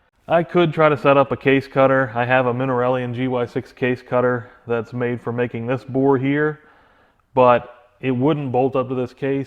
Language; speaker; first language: English; native; English